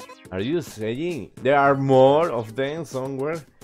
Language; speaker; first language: English; non-native, learner; Spanish